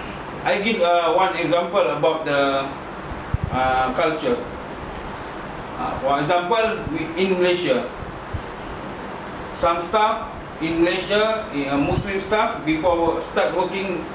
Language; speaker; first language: English; non-native, learner; Malay